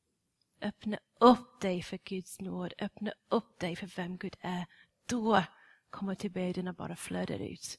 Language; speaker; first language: Swedish; non-native, fluent; English